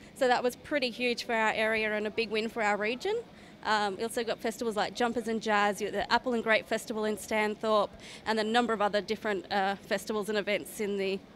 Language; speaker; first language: English; native; English